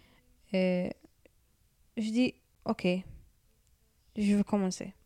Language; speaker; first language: French; non-native, learner; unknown